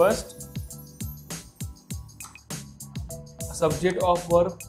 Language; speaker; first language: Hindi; native; Hindi